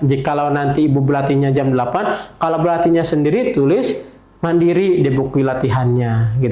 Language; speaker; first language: Indonesian; native; Indonesian